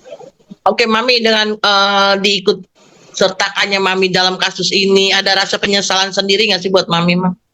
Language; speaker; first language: Indonesian; native; Indonesian